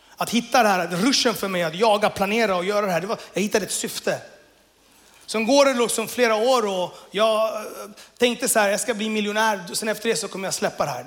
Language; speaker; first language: Swedish; early bilingual, other home language; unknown